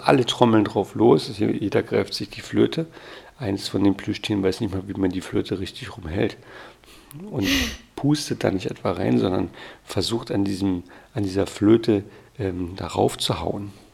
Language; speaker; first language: German; native; German